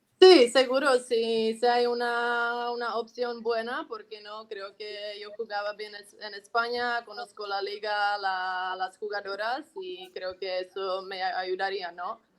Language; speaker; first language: Spanish; non-native, fluent; Czech